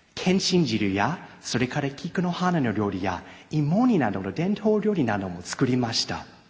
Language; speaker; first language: Japanese; non-native, fluent; English